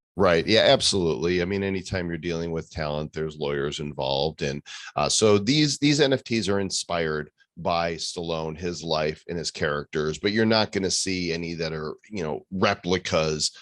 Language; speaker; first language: English; native; English